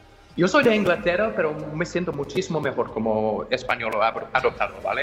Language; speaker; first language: Spanish; non-native, fluent; English